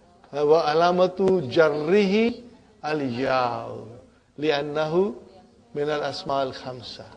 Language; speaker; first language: Arabic; non-native, fluent; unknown